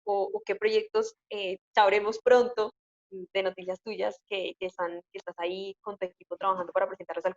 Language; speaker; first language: Spanish; native; Spanish